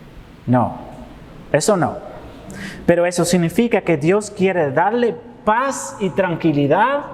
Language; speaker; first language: Spanish; non-native, fluent; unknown